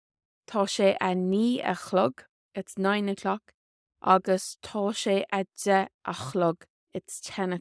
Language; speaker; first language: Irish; non-native, local second language; English